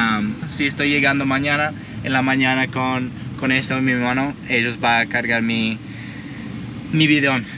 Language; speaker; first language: Spanish; non-native, learner; English